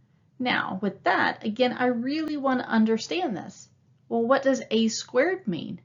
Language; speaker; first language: English; native; English